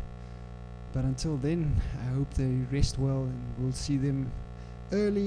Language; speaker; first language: English; non-native, local second language; Afrikaans